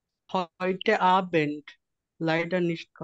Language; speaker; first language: German; non-native, learner; Bangla